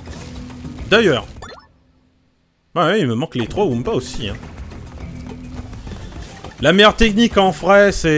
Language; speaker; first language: French; native; French